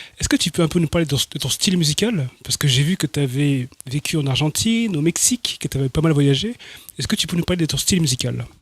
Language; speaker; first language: French; native; French